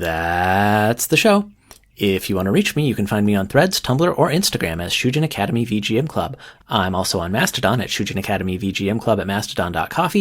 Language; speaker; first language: English; native; English